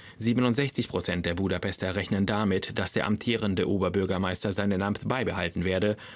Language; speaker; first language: German; non-native, fluent; Hungarian